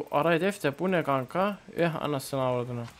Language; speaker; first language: Turkish; native; Turkish